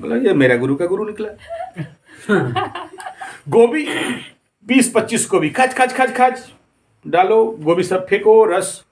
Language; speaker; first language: Hindi; non-native, local second language; Odia